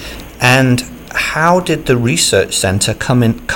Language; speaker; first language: English; native; English